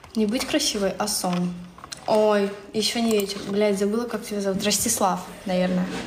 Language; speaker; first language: Russian; native; Russian